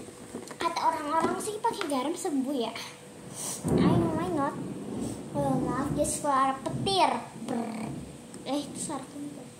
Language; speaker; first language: Indonesian; native; Indonesian